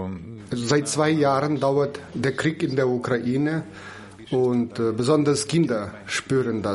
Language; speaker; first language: German; non-native, fluent; Ukrainian